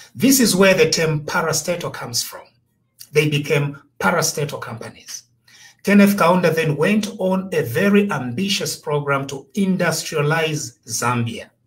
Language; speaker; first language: English; non-native, local second language; Bemba